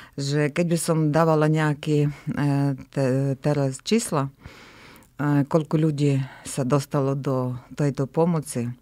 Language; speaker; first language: Slovak; non-native, fluent; Ukrainian